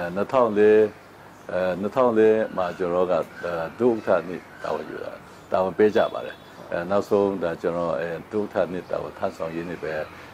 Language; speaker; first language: Burmese; non-native, local second language; Kachin